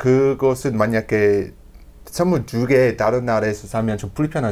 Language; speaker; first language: Korean; non-native, learner; English